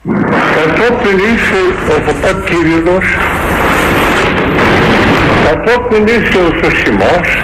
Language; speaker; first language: Greek; non-native, fluent; Russian